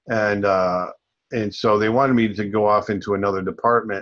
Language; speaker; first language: English; native; English